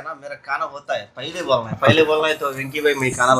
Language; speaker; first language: Hindi; non-native, learner; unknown